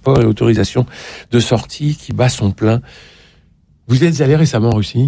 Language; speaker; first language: French; native; French